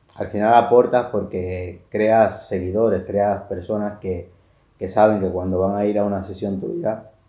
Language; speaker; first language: Spanish; native; Spanish